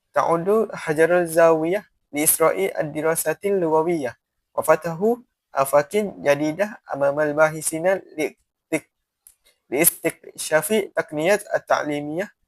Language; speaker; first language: Arabic; non-native, learner; Malay